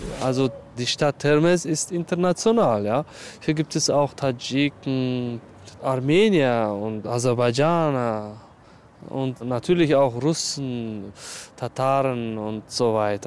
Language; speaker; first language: German; non-native, fluent; Uzbek